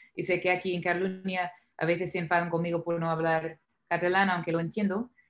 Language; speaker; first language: Spanish; non-native, fluent; English